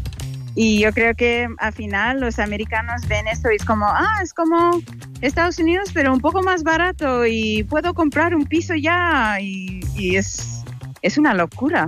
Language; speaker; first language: Spanish; non-native, fluent; English